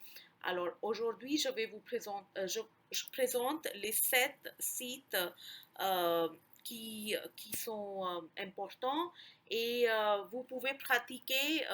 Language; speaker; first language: French; non-native, fluent; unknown